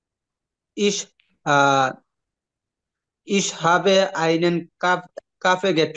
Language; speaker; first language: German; non-native, learner; Bangla